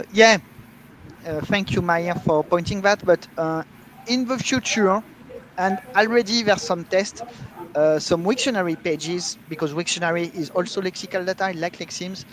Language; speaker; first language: English; non-native, fluent; French